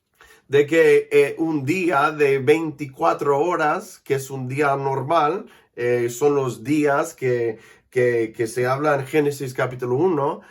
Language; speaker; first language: Spanish; non-native, fluent; English